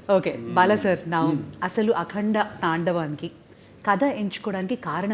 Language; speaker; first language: Telugu; native; Telugu